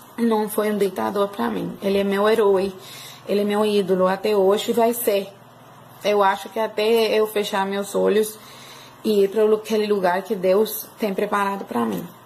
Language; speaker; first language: Portuguese; non-native, fluent; Spanish